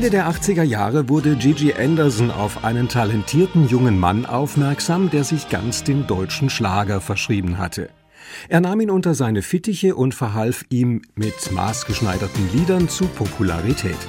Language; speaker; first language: German; native; German